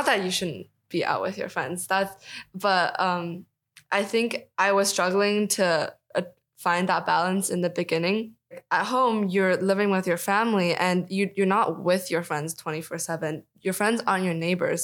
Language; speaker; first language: English; non-native, local second language; Cantonese